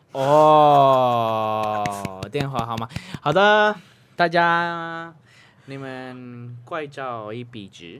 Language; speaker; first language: Chinese; non-native, fluent; Spanish